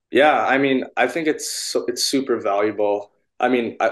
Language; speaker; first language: English; native; English